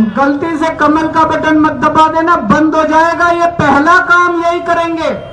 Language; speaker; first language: Hindi; native; Hindi